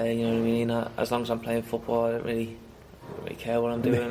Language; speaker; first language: English; native; English